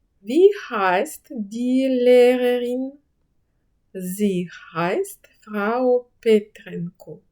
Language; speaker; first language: German; non-native, fluent; Ukrainian